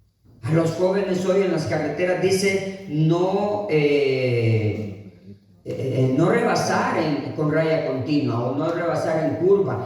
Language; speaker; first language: Spanish; native; Spanish